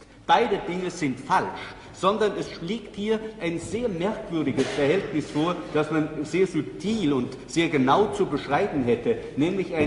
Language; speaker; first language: German; native; German